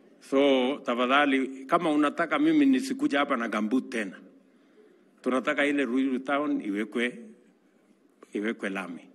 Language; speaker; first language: Swahili; non-native, local second language; Kalenjin